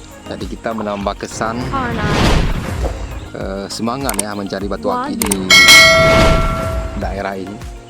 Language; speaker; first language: Indonesian; non-native, local second language; Achinese